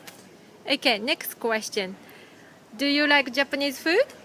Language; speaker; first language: English; non-native, fluent; Japanese